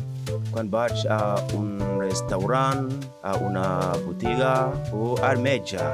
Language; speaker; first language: Catalan; non-native, learner; Kinyarwanda